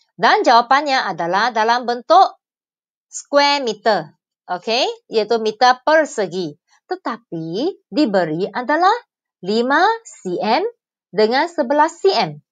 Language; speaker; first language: Malay; non-native, local second language; Chinese